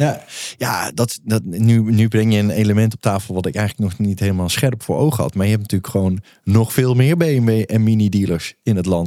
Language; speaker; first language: Dutch; native; Dutch